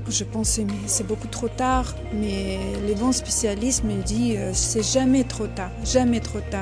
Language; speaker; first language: French; non-native, fluent; Russian